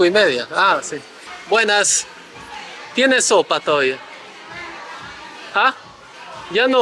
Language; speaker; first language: Spanish; early bilingual, heritage; English